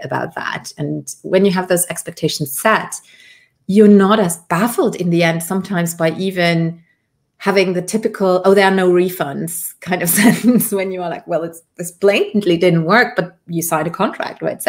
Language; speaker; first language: English; non-native, fluent; Luxembourgish